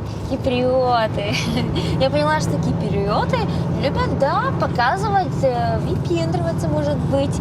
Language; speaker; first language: Russian; native; Russian